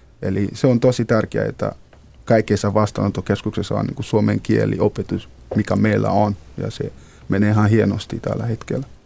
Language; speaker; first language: Finnish; non-native, fluent; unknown